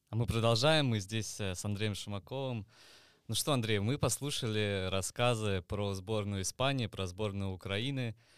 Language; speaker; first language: Russian; native; Russian